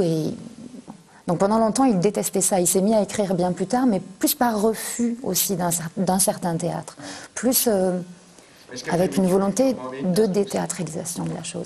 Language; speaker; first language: French; native; French